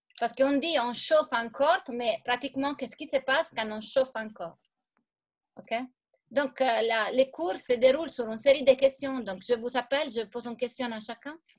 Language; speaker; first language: French; non-native, fluent; Italian